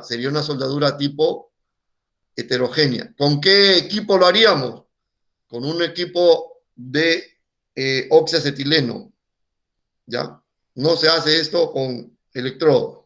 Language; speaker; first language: Spanish; native; Spanish